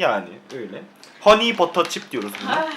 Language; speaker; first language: Turkish; non-native, fluent; Korean